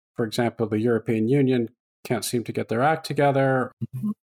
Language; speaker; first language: English; native; English